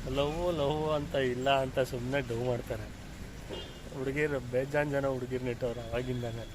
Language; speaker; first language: Kannada; native; Kannada